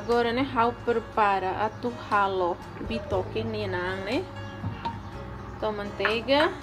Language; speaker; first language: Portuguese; non-native, local second language; Tetum